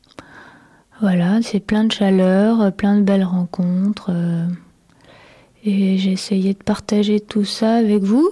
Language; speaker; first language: French; native; French